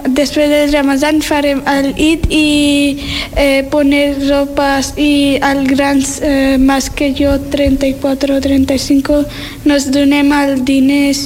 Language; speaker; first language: Catalan; non-native, learner; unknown